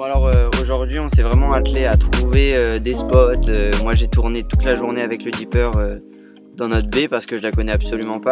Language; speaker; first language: French; native; French